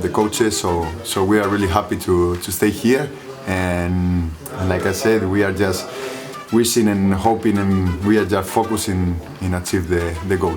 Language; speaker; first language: English; non-native, learner; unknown